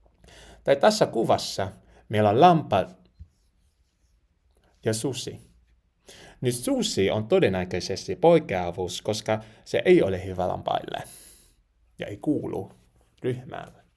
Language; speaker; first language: Finnish; non-native, learner; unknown